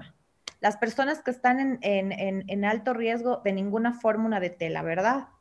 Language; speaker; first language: Spanish; native; Spanish